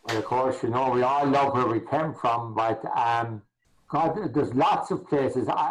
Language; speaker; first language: English; native; English